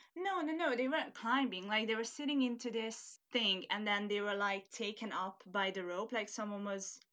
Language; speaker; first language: English; non-native, fluent; Hungarian